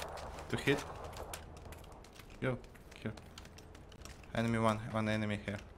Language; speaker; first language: English; non-native, learner; Russian